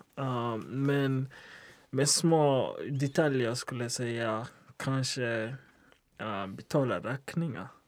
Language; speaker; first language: Swedish; non-native, local second language; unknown